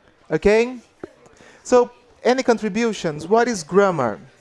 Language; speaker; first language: English; non-native, fluent; Portuguese